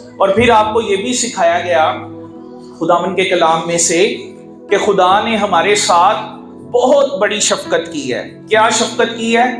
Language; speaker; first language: Urdu; non-native, local second language; Punjabi